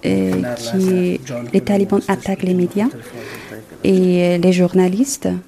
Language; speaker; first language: French; non-native, fluent; Persian